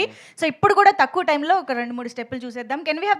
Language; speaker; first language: Telugu; native; Telugu